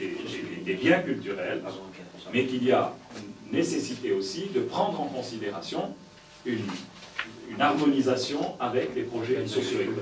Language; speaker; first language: French; native; French